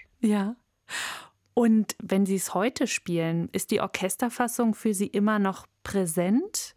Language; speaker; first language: German; native; German